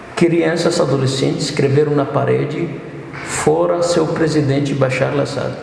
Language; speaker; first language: Portuguese; non-native, fluent; Arabic